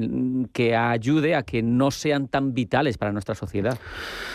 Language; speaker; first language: Spanish; native; Spanish